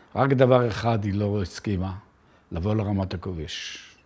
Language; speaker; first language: Hebrew; native; Hebrew